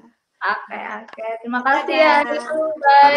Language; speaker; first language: Indonesian; native; Indonesian